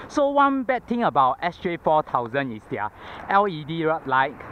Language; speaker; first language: English; non-native, local second language; Chinese